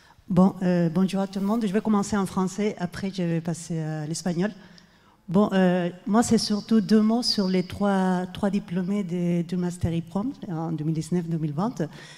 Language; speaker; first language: French; non-native, fluent; Spanish